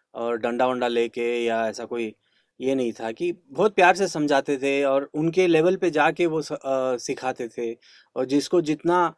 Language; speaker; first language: Hindi; non-native, local second language; Kannada